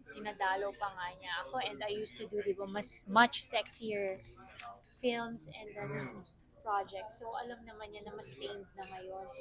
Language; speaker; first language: Filipino; native; Filipino